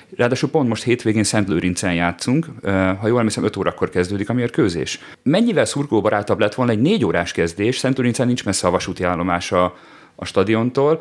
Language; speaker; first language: Hungarian; native; Hungarian